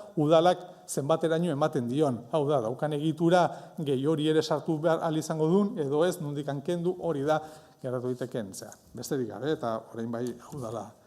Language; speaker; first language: Basque; native; Basque